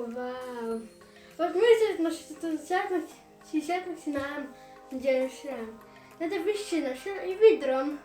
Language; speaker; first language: Russian; early bilingual, heritage; Russian